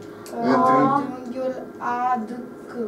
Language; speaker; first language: Romanian; native; Romanian